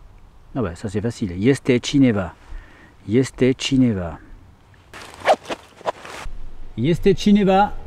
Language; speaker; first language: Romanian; non-native, learner; French